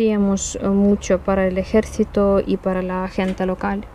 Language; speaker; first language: Spanish; non-native, learner; Ukrainian